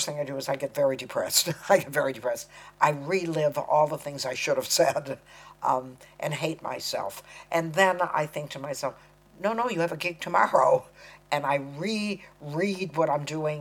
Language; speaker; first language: English; native; English